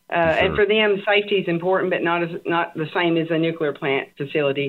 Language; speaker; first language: English; native; English